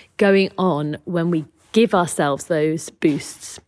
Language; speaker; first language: English; native; English